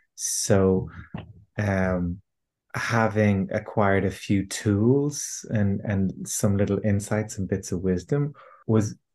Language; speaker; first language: English; native; English